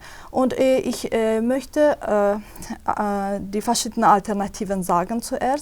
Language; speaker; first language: German; non-native, fluent; Azerbaijani